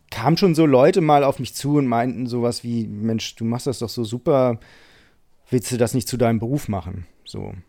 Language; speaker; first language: German; native; German